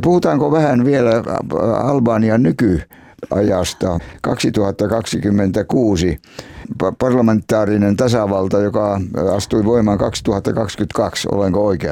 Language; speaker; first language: Finnish; native; Finnish